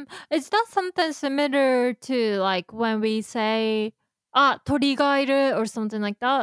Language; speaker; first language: English; non-native, fluent; Japanese